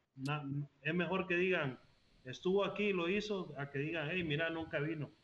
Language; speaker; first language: Spanish; native; Spanish